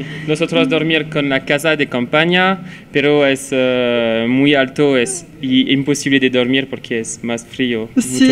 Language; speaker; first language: Spanish; non-native, learner; French